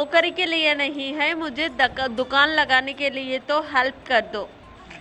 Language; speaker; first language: Hindi; non-native, local second language; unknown